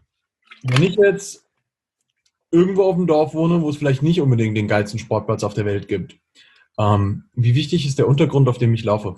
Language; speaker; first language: German; native; German